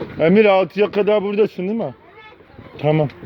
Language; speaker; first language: Turkish; native; Turkish